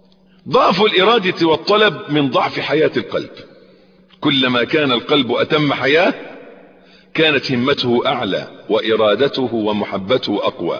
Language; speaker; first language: Arabic; native; Arabic